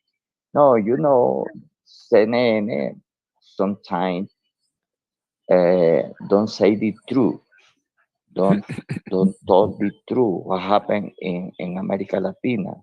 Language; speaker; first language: English; non-native, learner; Spanish